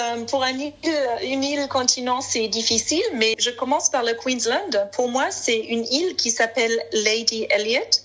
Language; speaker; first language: French; non-native, fluent; German